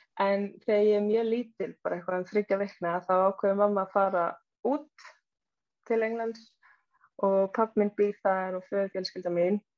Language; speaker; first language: Icelandic; early bilingual, other home language; English